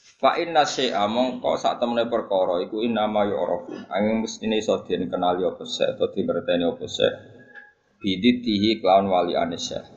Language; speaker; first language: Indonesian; non-native, local second language; Javanese